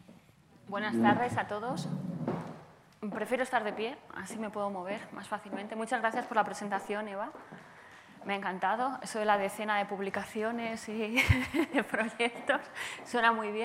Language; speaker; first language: Spanish; native; Spanish